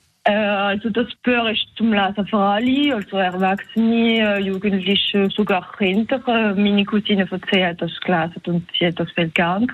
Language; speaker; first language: German; non-native, local second language; French